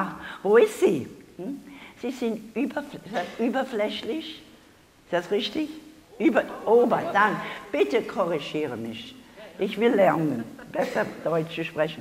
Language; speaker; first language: German; non-native, learner; English